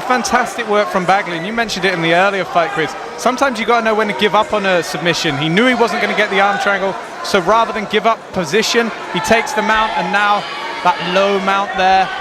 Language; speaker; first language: English; native; English